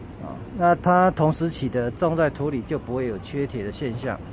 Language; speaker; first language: Chinese; native; Chinese